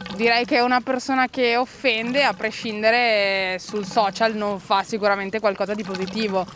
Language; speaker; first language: Italian; native; Italian